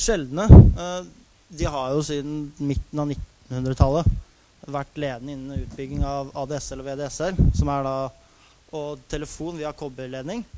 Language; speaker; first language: Norwegian; native; Norwegian